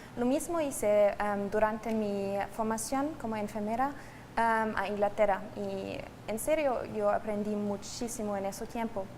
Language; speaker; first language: Spanish; non-native, fluent; German